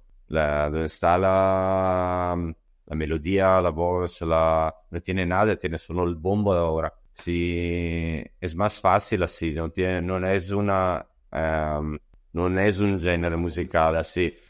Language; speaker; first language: Spanish; non-native, learner; Italian